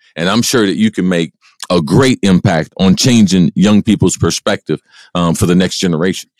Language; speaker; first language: English; native; English